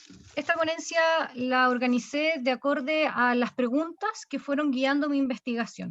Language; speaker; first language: Spanish; native; Spanish